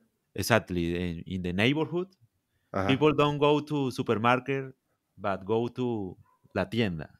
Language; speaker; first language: English; non-native, learner; Spanish